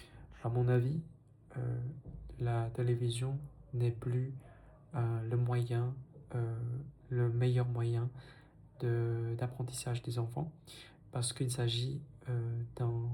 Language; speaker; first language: French; non-native, fluent; Vietnamese